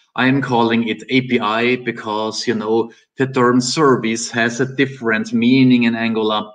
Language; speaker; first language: English; non-native, fluent; German